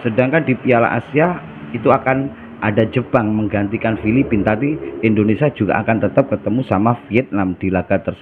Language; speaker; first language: Indonesian; native; Indonesian